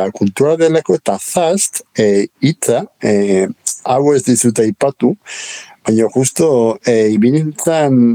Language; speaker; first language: Basque; native; Basque